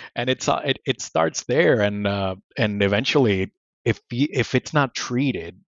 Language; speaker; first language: English; non-native, fluent; Spanish